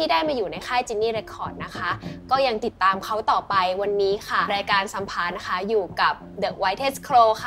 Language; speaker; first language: Thai; native; Thai